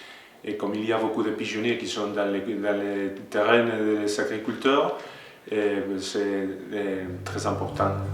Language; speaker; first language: French; non-native, learner; Spanish